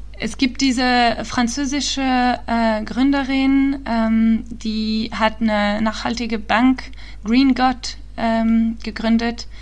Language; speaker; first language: German; early bilingual, heritage; German